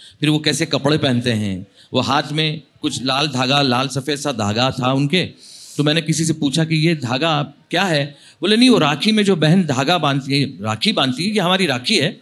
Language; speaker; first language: Hindi; non-native, local second language; Marathi